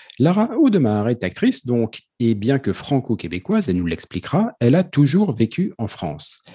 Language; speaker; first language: French; native; French